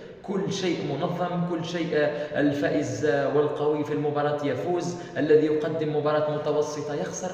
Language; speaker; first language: Arabic; native; Arabic